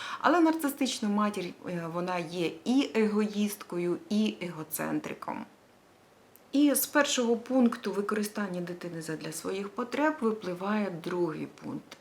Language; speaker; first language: Ukrainian; non-native, local second language; Russian